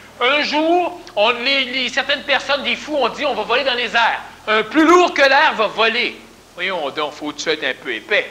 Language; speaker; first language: French; native; French